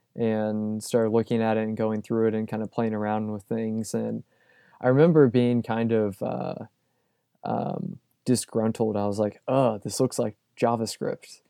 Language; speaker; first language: English; native; English